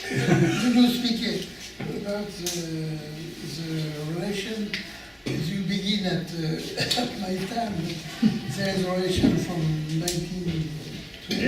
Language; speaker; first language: English; non-native, learner; French